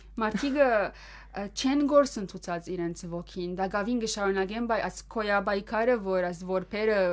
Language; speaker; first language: Armenian; early bilingual, heritage; Armenian